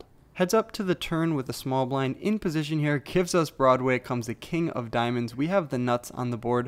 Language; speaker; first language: English; native; English